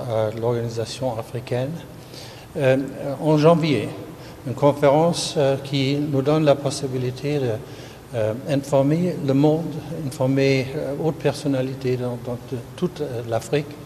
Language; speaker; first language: French; non-native, fluent; German